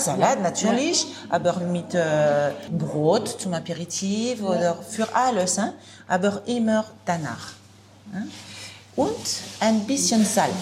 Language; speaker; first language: German; non-native, learner; French